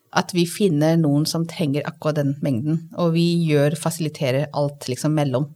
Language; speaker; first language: Norwegian; non-native, fluent; Hindi